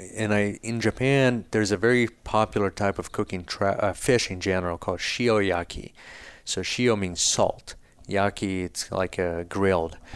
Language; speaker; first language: English; early bilingual, other home language; Portuguese